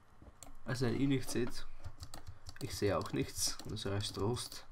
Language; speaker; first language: German; native; German